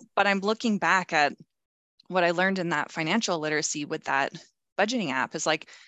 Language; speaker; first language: English; native; English